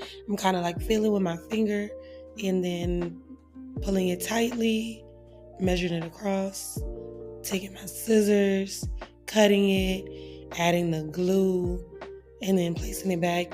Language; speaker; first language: English; native; English